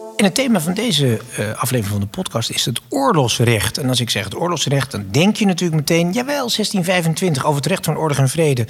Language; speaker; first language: Dutch; native; Dutch